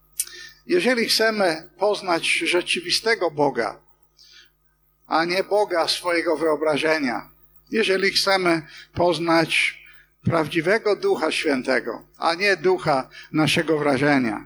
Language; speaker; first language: Polish; non-native, fluent; English